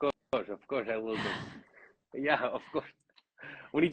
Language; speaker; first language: English; non-native, learner; Spanish